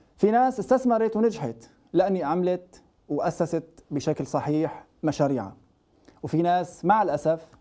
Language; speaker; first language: Arabic; native; Arabic